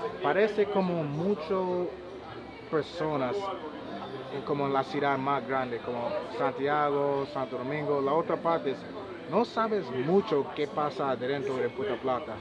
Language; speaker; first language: Spanish; non-native, learner; English